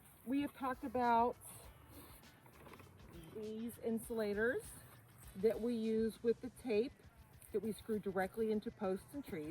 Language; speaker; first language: English; native; English